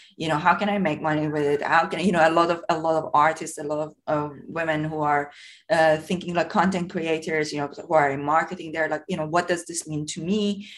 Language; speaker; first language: English; non-native, fluent; Persian